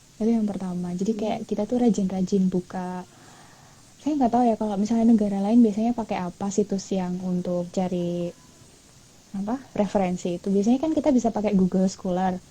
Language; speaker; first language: Indonesian; native; Indonesian